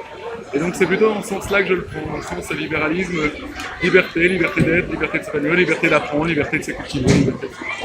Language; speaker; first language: French; native; French